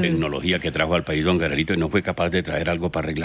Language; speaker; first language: Spanish; native; Spanish